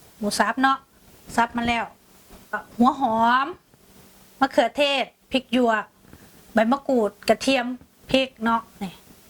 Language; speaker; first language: Thai; native; Thai